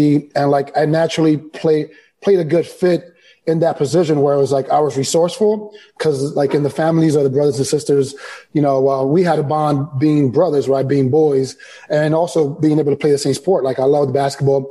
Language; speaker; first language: English; early bilingual, other home language; Spanish